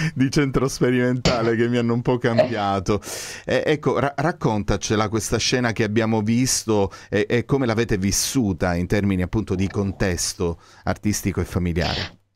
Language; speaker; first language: Italian; native; Italian